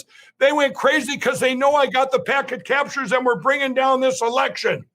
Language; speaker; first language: English; native; English